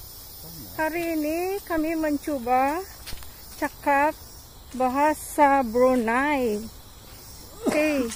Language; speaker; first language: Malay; non-native, learner; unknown